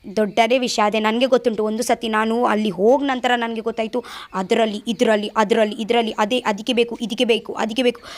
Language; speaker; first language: Kannada; non-native, fluent; Tulu